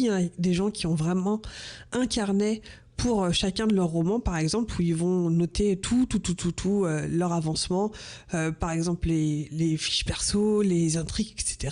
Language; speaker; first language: French; native; French